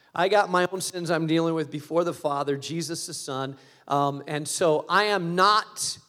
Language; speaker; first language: English; early bilingual, other home language; Spanish